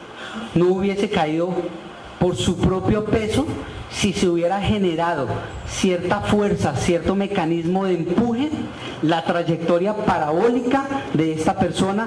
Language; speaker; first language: Spanish; native; Spanish